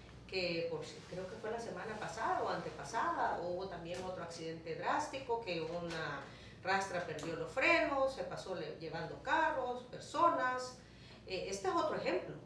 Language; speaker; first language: Spanish; native; Spanish